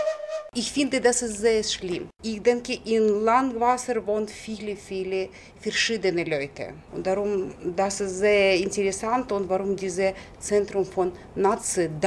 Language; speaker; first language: German; non-native, learner; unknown